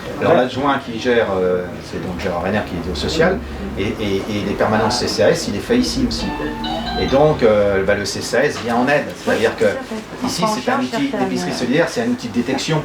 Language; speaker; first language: French; native; French